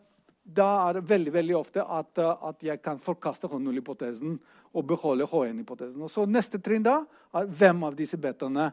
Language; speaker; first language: Norwegian; non-native, fluent; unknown